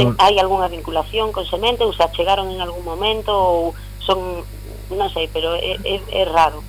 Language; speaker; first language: Galician; non-native, local second language; Spanish